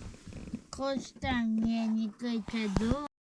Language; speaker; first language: Japanese; native; Japanese